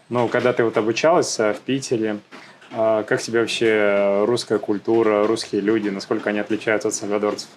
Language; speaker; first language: Russian; native; Russian